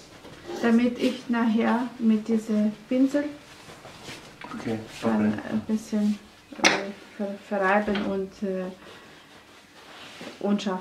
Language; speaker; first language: German; non-native, learner; Russian